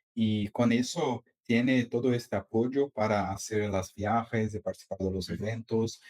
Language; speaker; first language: Spanish; non-native, fluent; Portuguese